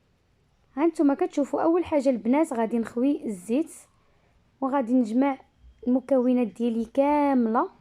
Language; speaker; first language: Arabic; native; Arabic